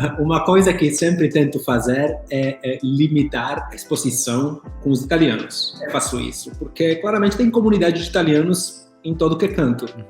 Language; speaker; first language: Portuguese; non-native, fluent; Italian